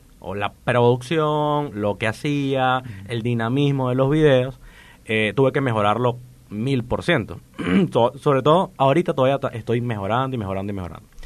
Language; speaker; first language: Spanish; native; Spanish